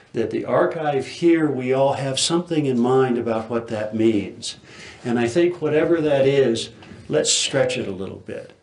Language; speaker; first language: English; native; English